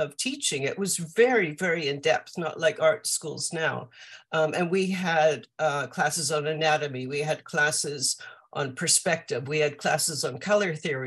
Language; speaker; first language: English; native; English